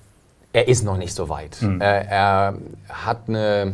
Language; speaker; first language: German; native; German